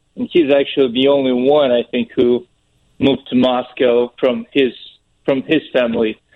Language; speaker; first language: English; non-native, fluent; Russian